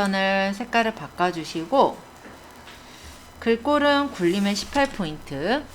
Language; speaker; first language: Korean; native; Korean